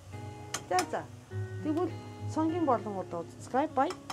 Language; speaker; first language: Mongolian; non-native, fluent; Japanese